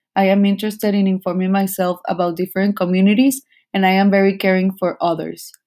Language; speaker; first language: English; non-native, fluent; Spanish